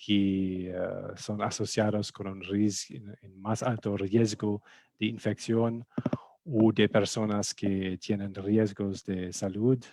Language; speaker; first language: Spanish; non-native, fluent; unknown